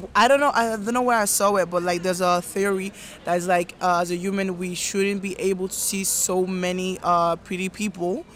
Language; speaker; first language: English; non-native, local second language; Spanish